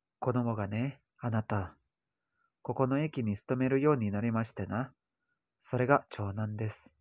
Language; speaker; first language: Japanese; non-native, learner; Indonesian